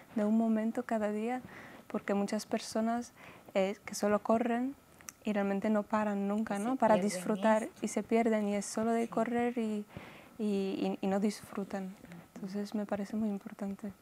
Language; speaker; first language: Spanish; non-native, fluent; Polish